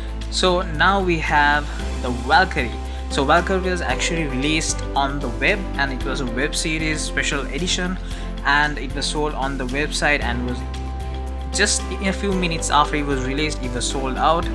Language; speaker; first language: English; non-native, fluent; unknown